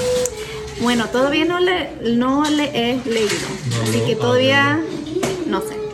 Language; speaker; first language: Spanish; early bilingual, heritage; Spanish